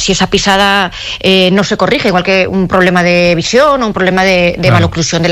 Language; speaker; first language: Spanish; native; Spanish